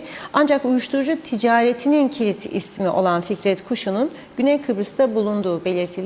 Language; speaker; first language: Turkish; native; Turkish